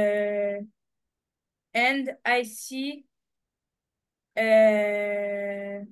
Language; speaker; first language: English; non-native, learner; French